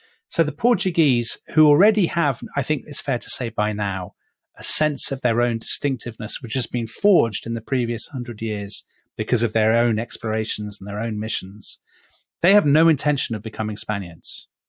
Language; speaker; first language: English; native; English